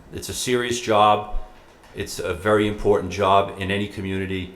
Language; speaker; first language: English; native; English